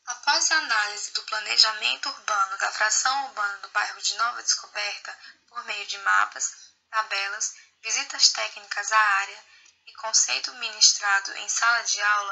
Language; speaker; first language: Portuguese; native; Portuguese